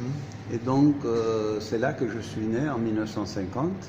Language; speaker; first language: French; non-native, fluent; Turkish